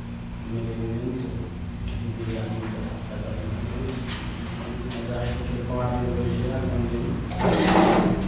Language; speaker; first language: Portuguese; non-native, fluent; Haitian Creole